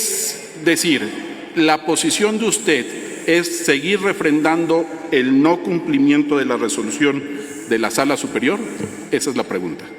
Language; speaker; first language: Spanish; native; Spanish